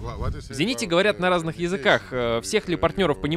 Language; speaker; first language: Russian; native; Russian